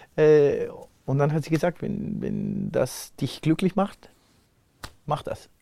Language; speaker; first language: German; non-native, fluent; Spanish